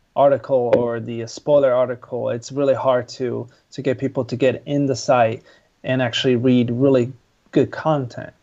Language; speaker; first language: English; non-native, fluent; Italian